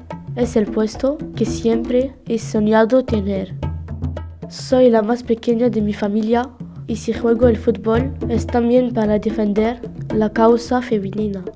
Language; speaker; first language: Spanish; non-native, learner; French